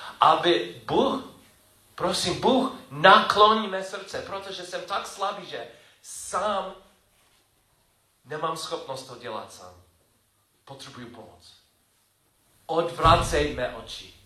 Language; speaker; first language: Czech; non-native, learner; English